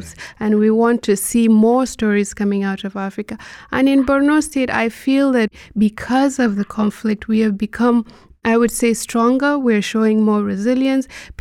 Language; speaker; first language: English; non-native, local second language; Hausa